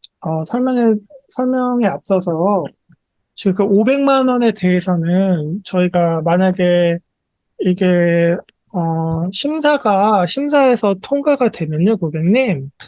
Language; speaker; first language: Korean; native; Korean